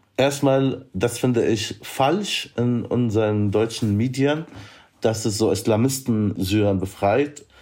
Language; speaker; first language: German; non-native, fluent; Arabic